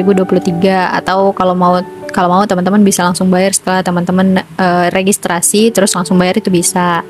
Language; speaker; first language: Indonesian; native; Indonesian